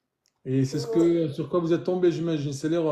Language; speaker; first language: French; native; French